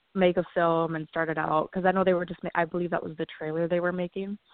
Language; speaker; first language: English; native; English